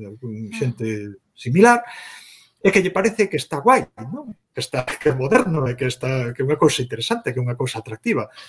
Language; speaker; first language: Galician; native; Galician